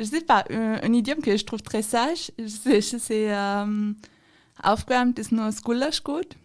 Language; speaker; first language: French; non-native, fluent; German